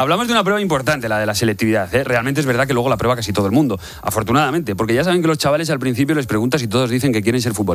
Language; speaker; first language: Spanish; native; Spanish